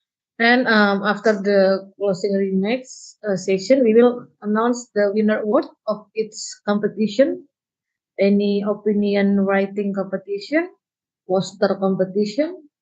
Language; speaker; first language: English; non-native, learner; Indonesian